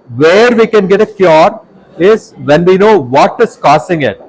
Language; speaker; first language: English; non-native, local second language; Tamil